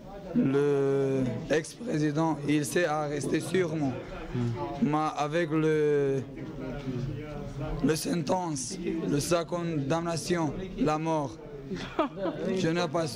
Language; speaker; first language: French; non-native, learner; Romanian